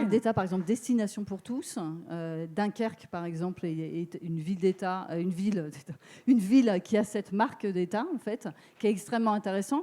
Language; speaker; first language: French; native; French